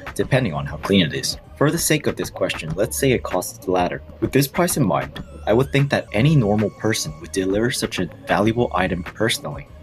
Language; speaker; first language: English; non-native, fluent; Korean